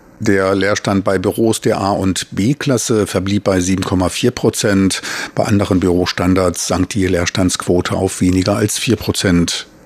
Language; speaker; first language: German; native; German